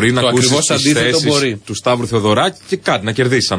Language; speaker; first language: Greek; native; Greek